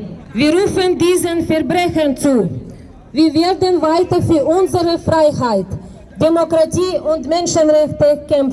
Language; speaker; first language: German; non-native, learner; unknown